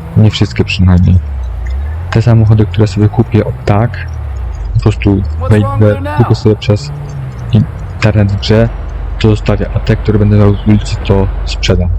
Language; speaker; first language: Polish; native; Polish